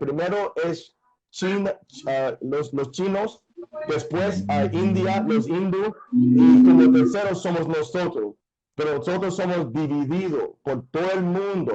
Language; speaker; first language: Spanish; non-native, fluent; English